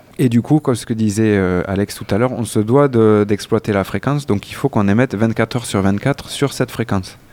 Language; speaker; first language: French; native; French